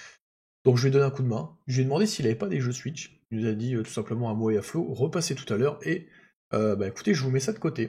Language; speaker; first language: French; native; French